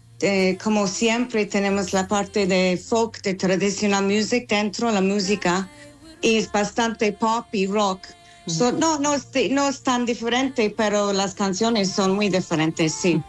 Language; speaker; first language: Spanish; non-native, fluent; English